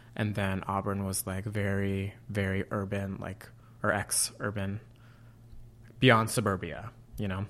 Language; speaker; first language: English; native; English